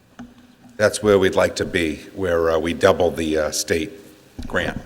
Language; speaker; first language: English; native; English